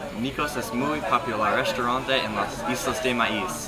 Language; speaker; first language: Spanish; non-native, learner; English